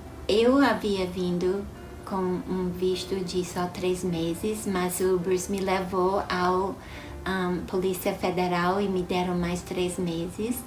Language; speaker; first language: Portuguese; non-native, fluent; English